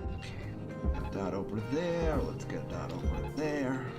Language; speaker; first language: English; native; English